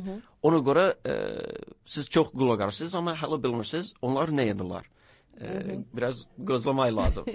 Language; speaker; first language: Turkish; non-native, learner; English